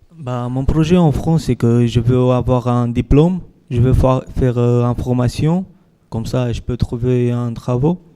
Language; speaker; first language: French; non-native, learner; Romanian